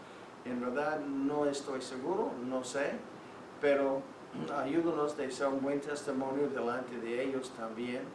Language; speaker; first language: Spanish; non-native, fluent; English